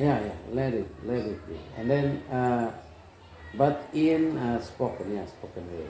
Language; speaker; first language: English; non-native, fluent; Indonesian